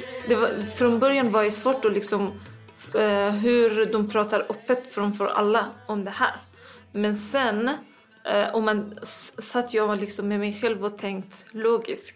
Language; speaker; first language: Swedish; non-native, fluent; Persian